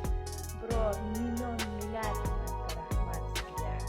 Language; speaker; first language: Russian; non-native, local second language; Uzbek